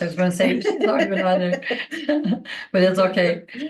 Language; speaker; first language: English; native; English